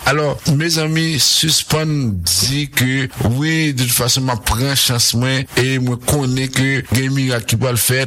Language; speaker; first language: French; non-native, local second language; Haitian Creole